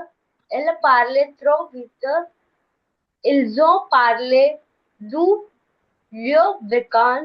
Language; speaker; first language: French; non-native, learner; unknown